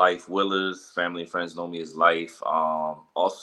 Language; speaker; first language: English; native; English